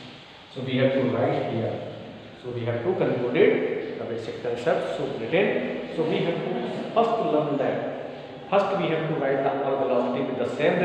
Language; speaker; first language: English; non-native, local second language; Hindi